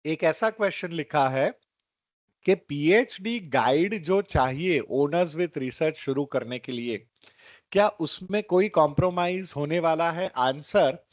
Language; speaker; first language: Hindi; non-native, local second language; Gujarati